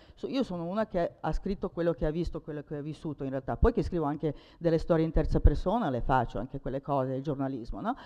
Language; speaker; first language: Italian; early bilingual, other home language; Serbian